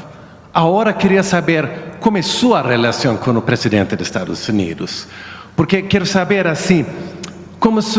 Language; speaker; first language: Spanish; non-native, learner; Swedish